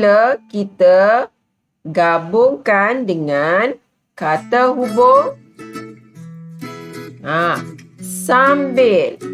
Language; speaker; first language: Malay; native; Malay